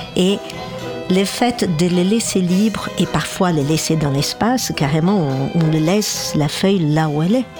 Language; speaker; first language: French; non-native, fluent; Portuguese